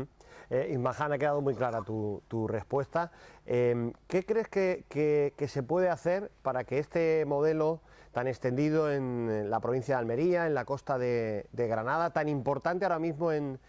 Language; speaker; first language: Spanish; native; Spanish